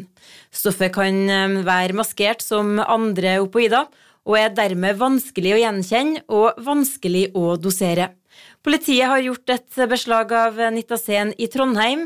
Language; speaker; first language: Norwegian; native; Norwegian